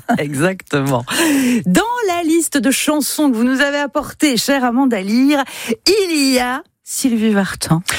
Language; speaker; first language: French; native; French